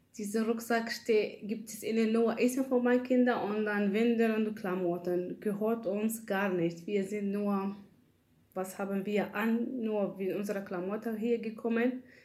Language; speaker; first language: German; non-native, learner; Arabic